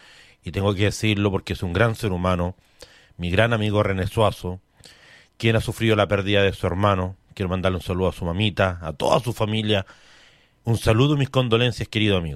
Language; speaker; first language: Spanish; native; Spanish